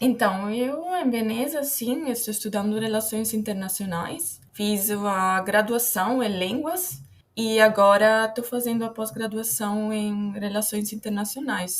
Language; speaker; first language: Portuguese; non-native, fluent; Italian